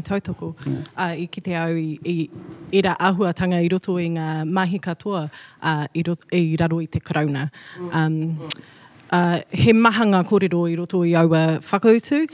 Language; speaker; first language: Māori; non-native, local second language; English